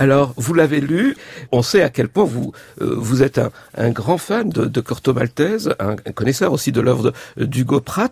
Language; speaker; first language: French; native; French